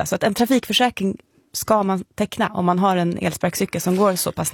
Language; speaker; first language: Swedish; native; Swedish